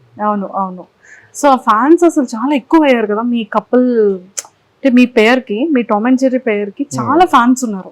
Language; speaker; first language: Telugu; native; Telugu